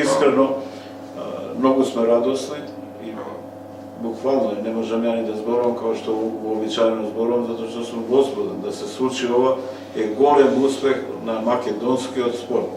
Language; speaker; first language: Macedonian; native; Macedonian